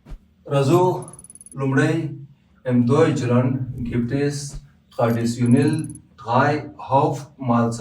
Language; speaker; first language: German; non-native, learner; Pashto